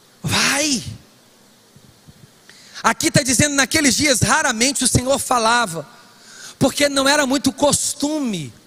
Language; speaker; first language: Portuguese; native; Portuguese